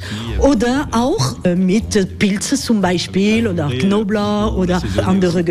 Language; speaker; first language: German; non-native, learner; French